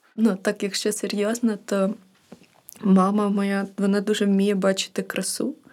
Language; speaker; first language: Ukrainian; native; Ukrainian